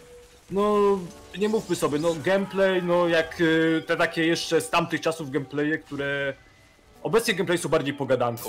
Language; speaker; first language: Polish; native; Polish